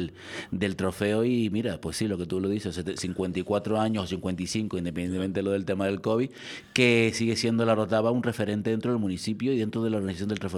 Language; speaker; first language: Spanish; native; Spanish